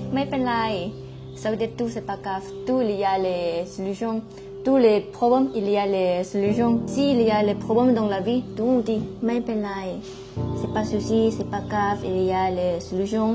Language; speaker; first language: French; non-native, learner; Thai